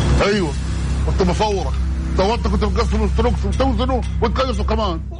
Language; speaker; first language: Arabic; native; Arabic